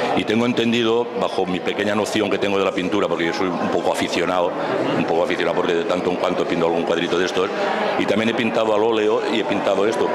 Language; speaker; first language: Spanish; non-native, local second language; Catalan